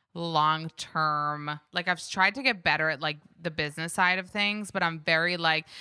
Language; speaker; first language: English; early bilingual, other home language; Hebrew